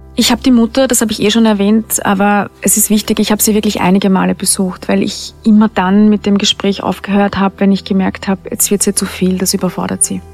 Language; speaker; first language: German; native; German